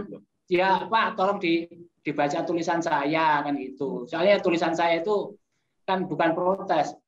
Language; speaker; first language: Indonesian; native; Indonesian